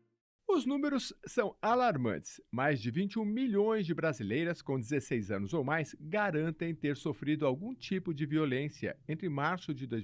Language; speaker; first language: Portuguese; native; Portuguese